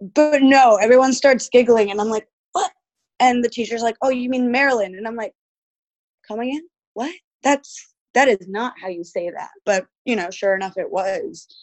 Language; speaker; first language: English; early bilingual, other home language; Spanish